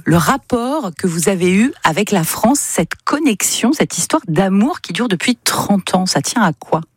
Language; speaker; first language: French; native; French